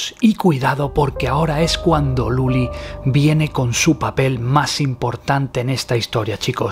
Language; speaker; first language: Spanish; native; Spanish